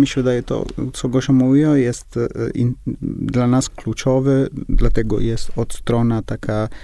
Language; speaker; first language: Polish; non-native, learner; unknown